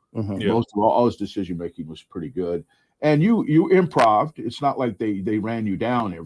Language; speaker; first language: English; native; English